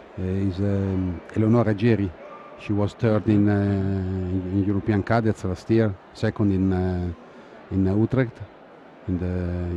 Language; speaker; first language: English; non-native, fluent; Italian